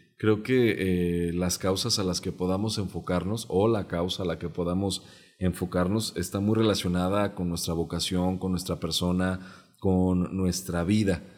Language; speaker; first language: Spanish; non-native, local second language; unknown